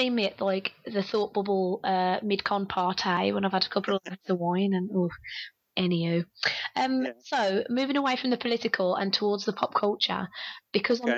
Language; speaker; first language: English; native; English